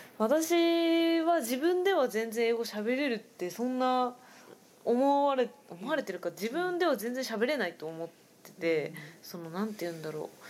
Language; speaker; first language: Japanese; native; Japanese